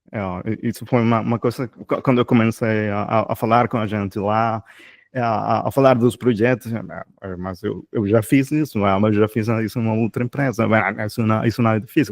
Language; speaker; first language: Portuguese; non-native, fluent; Spanish